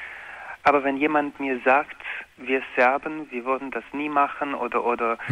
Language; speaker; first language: German; non-native, learner; Croatian